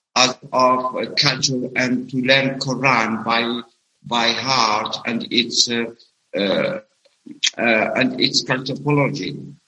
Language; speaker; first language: English; non-native, learner; Arabic